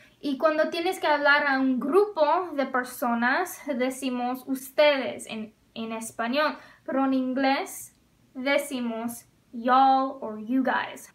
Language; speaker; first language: Spanish; non-native, fluent; English